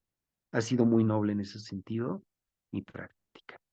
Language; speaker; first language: Spanish; native; Spanish